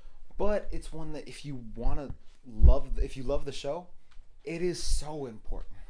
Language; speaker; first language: English; native; English